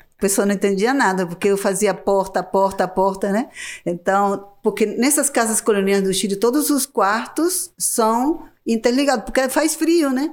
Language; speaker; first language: Portuguese; non-native, fluent; Spanish